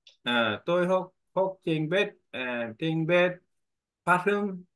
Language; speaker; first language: Vietnamese; non-native, learner; Korean